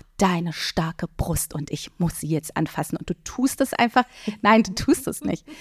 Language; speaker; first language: German; native; German